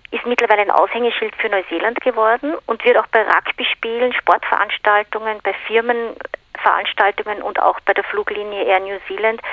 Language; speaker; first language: German; native; German